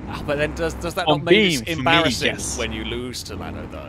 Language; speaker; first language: English; native; English